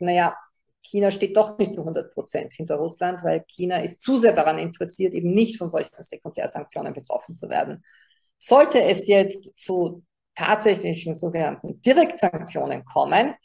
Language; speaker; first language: German; native; German